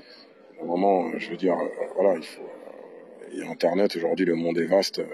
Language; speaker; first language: French; native; French